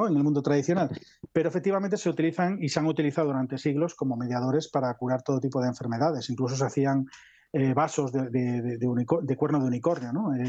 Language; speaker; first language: Spanish; native; Spanish